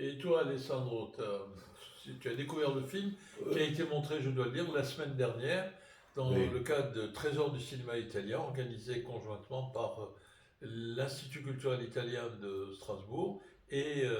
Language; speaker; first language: French; native; French